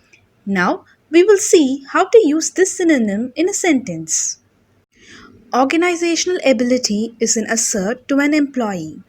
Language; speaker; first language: English; non-native, local second language; Tamil